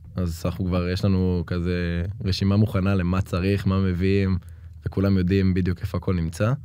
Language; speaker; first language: Hebrew; native; Hebrew